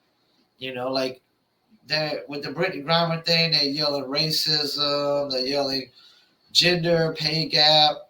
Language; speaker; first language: English; native; English